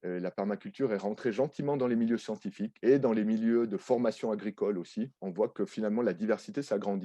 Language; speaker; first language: French; native; French